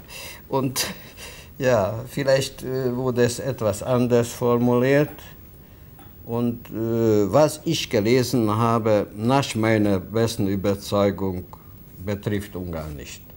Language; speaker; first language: German; non-native, fluent; Hungarian